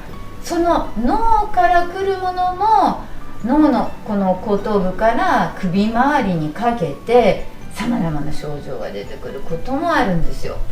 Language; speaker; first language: Japanese; native; Japanese